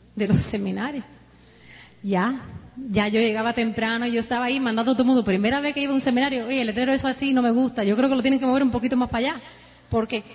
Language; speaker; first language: Spanish; early bilingual, heritage; Spanish